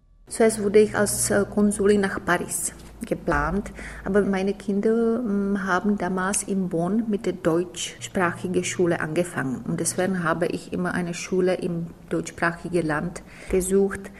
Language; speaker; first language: German; non-native, fluent; Czech